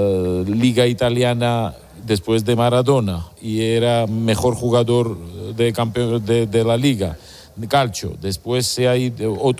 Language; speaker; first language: Spanish; non-native, learner; Georgian